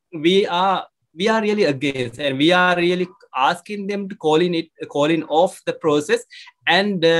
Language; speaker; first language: English; non-native, local second language; Sinhala